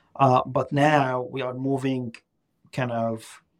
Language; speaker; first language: English; non-native, fluent; Arabic